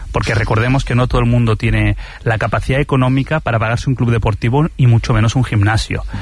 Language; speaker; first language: Spanish; early bilingual, other home language; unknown